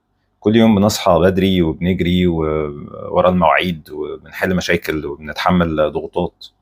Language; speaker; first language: Arabic; native; Arabic